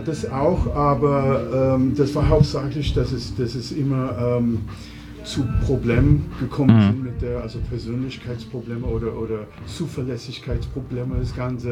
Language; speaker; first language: German; non-native, fluent; English